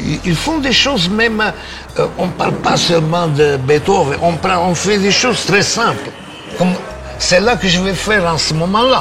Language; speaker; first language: French; non-native, fluent; Italian